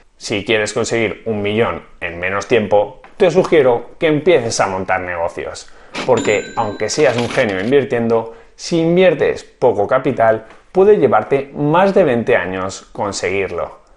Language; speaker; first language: Spanish; native; Spanish